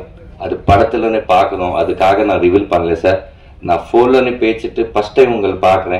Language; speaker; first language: Tamil; non-native, learner; Telugu